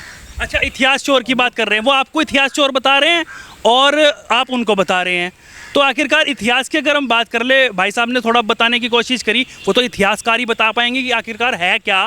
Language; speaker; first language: Hindi; native; Hindi